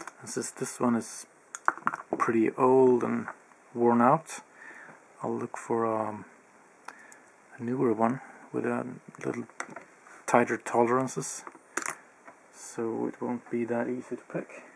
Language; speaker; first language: English; native; English